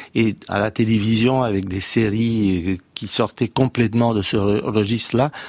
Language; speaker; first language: French; non-native, fluent; Romanian